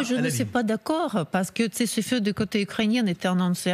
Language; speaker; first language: French; non-native, fluent; Russian